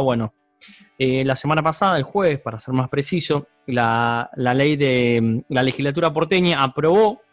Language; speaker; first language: Spanish; native; Spanish